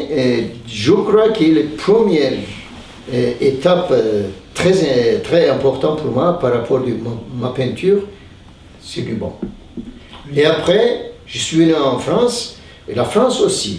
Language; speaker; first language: French; non-native, fluent; Turkish